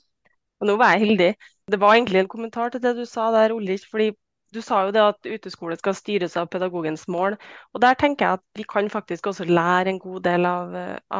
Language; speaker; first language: Norwegian; native; Norwegian